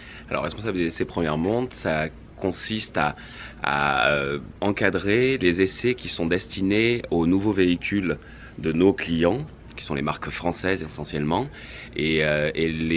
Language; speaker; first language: French; native; French